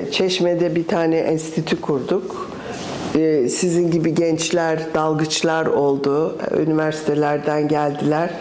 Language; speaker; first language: Turkish; early bilingual, other home language; English